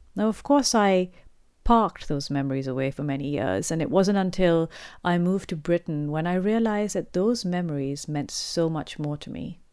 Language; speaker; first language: English; non-native, local second language; Urdu